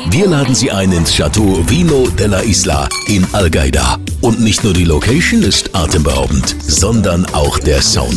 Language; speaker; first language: German; native; German